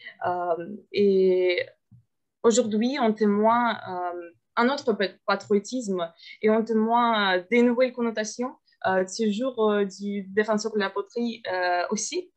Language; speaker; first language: French; non-native, fluent; Russian